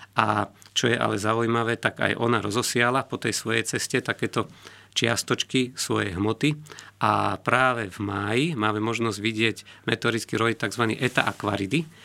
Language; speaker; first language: Slovak; native; Slovak